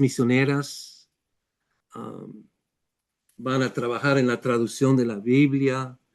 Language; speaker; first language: Spanish; non-native, fluent; English